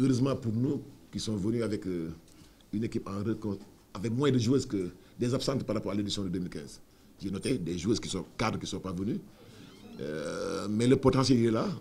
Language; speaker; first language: French; non-native, local second language; Wolof